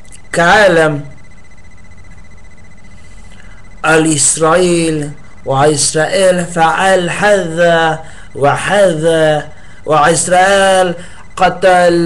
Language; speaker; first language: Arabic; non-native, learner; English